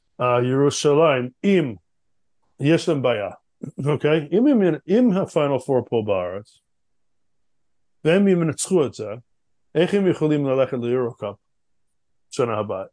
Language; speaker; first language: Hebrew; non-native, fluent; English